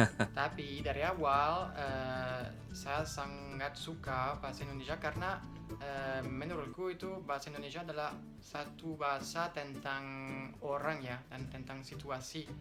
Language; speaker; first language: Indonesian; non-native, fluent; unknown